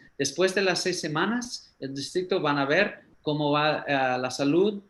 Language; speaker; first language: Spanish; early bilingual, heritage; English